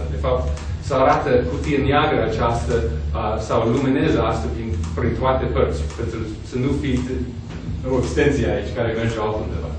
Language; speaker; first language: Romanian; non-native, fluent; English